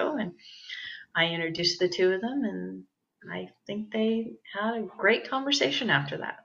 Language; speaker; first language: English; native; English